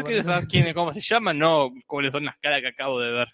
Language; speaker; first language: Spanish; native; Spanish